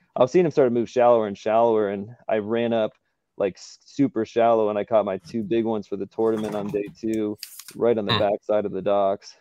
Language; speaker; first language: English; native; English